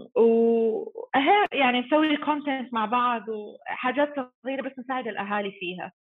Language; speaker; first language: Arabic; non-native, fluent; English